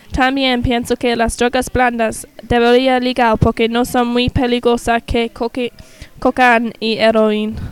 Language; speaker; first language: Spanish; non-native, learner; English